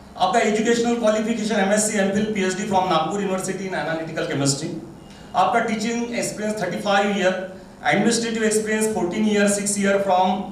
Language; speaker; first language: Hindi; non-native, local second language; Marathi